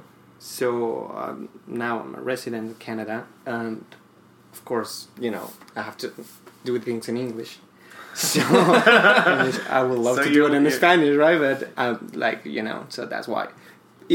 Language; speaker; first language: English; non-native, fluent; Spanish